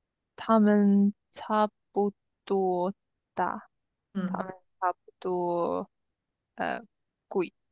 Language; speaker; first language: Chinese; non-native, learner; English